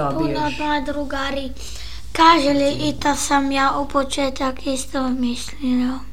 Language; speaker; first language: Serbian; early bilingual, heritage; Serbian